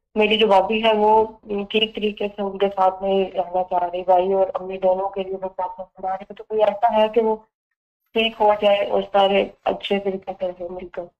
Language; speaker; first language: Urdu; native; Urdu